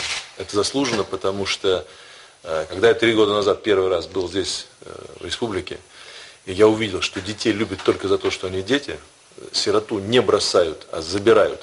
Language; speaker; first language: Russian; native; Russian